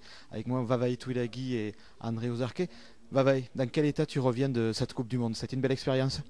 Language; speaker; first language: French; native; French